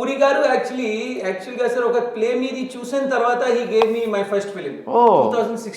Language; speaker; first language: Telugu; non-native, learner; Hindi